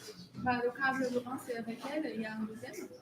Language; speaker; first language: French; non-native, fluent; Greek